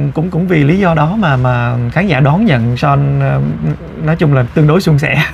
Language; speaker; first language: Vietnamese; early bilingual, heritage; Vietnamese